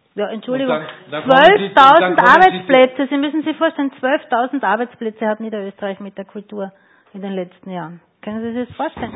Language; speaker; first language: German; native; German